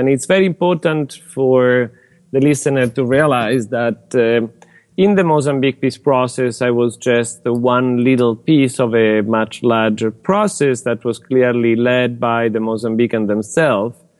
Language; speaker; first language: English; non-native, fluent; Italian